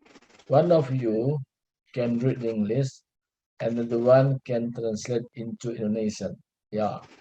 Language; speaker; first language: English; non-native, learner; Indonesian